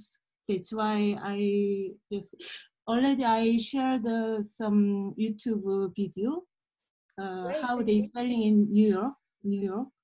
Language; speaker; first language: English; non-native, learner; Korean